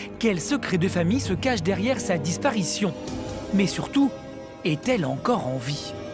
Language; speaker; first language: French; native; French